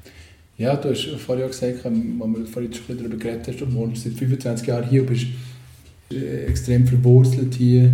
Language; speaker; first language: German; native; German